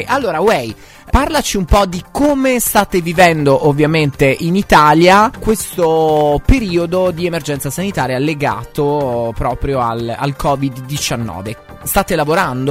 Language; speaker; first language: Italian; native; Italian